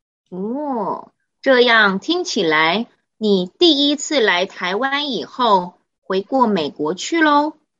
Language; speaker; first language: Chinese; native; Chinese